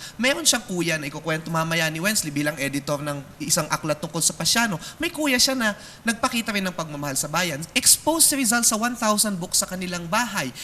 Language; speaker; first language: Filipino; native; Filipino